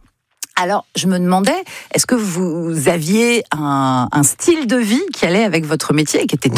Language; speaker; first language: French; native; French